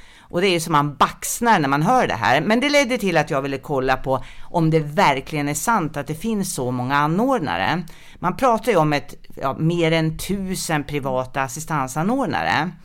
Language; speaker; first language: Swedish; native; Swedish